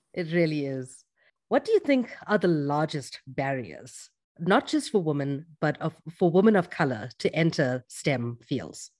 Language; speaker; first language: English; native; English